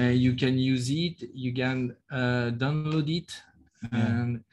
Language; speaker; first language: English; non-native, learner; French